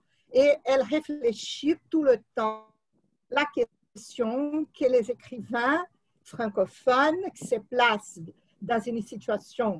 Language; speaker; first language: French; non-native, fluent; Portuguese